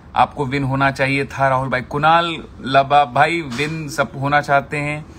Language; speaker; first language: Hindi; non-native, local second language; Marathi